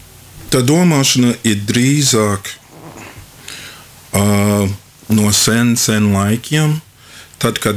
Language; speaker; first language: Latvian; non-native, fluent; English